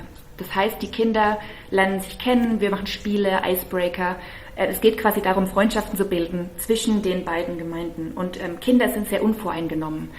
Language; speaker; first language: German; native; German